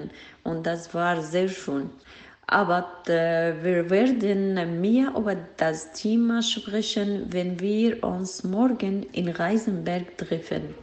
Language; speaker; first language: German; non-native, learner; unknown